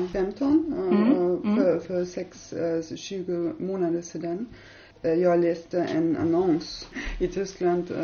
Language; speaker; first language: Swedish; non-native, learner; German